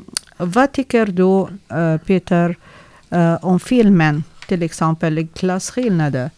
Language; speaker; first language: Swedish; non-native, learner; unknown